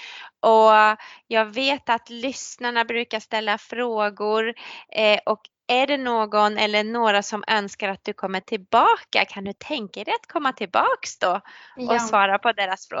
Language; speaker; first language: Swedish; native; Swedish